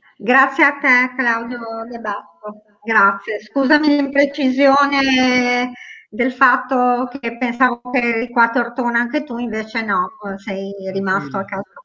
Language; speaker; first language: Italian; native; Italian